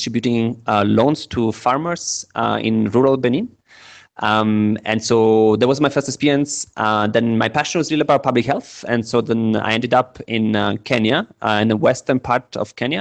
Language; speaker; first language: English; non-native, fluent; Italian